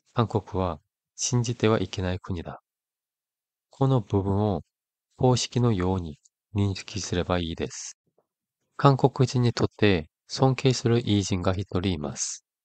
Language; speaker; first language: Japanese; non-native, fluent; Korean